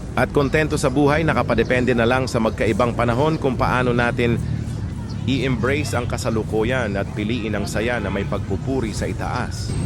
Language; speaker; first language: Filipino; native; Filipino